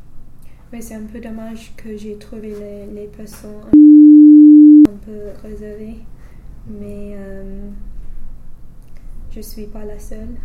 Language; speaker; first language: French; non-native, fluent; English